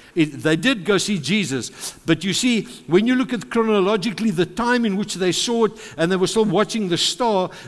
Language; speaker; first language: English; non-native, local second language; Afrikaans